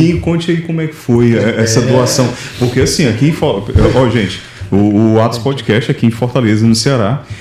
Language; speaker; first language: Portuguese; native; Portuguese